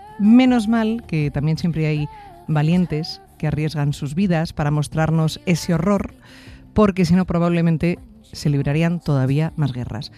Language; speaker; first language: Spanish; native; Spanish